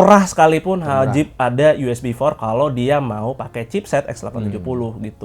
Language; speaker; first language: Indonesian; native; Indonesian